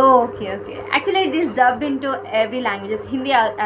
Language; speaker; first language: English; non-native, learner; Kannada